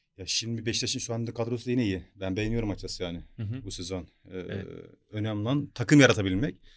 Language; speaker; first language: Turkish; native; Turkish